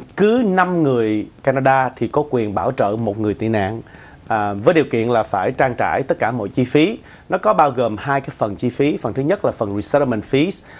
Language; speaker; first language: Vietnamese; early bilingual, other home language; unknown